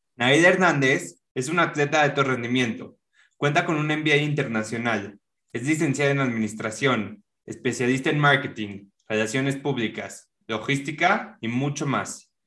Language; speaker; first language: Spanish; native; Spanish